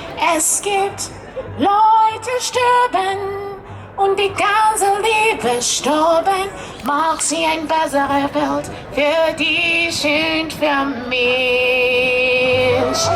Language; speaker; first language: German; non-native, learner; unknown